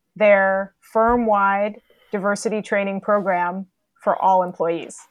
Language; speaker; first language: English; native; English